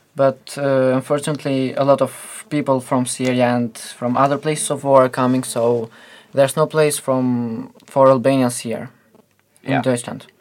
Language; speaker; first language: English; non-native, fluent; Albanian